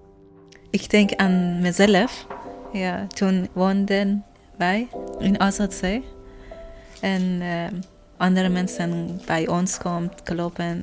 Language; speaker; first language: Dutch; non-native, learner; Persian